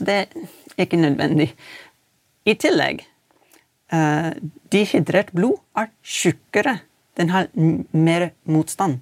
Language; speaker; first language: Norwegian; non-native, fluent; English